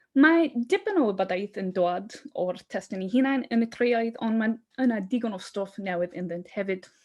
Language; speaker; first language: Welsh; non-native, fluent; English